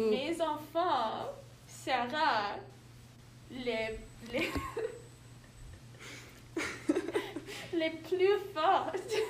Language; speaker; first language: French; non-native, learner; English